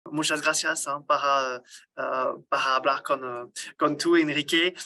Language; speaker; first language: Spanish; non-native, learner; French